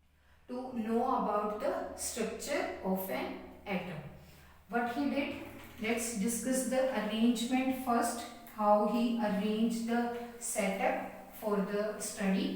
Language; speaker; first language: English; non-native, local second language; Hindi